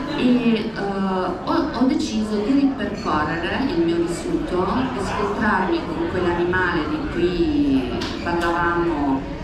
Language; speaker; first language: Italian; non-native, fluent; Bosnian